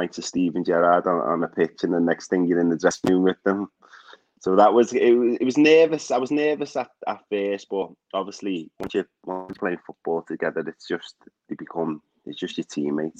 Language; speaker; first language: English; native; English